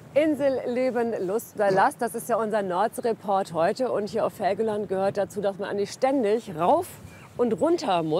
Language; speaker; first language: German; native; German